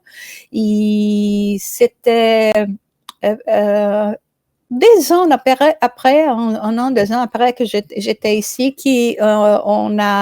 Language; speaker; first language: French; non-native, fluent; Portuguese